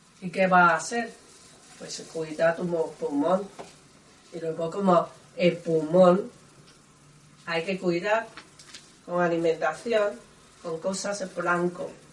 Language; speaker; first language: Spanish; non-native, learner; Chinese